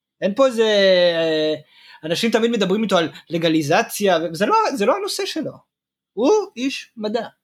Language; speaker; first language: Hebrew; native; Hebrew